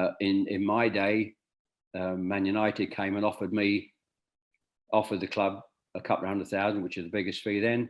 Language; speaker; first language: English; native; English